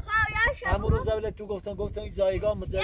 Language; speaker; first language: Persian; non-native, local second language; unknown